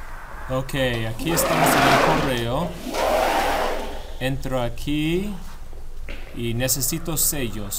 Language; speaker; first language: Spanish; non-native, fluent; English